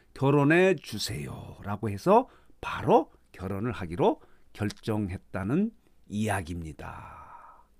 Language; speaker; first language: Korean; native; Korean